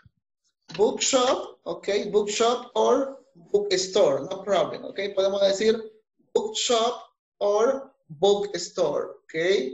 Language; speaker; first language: English; non-native, fluent; Spanish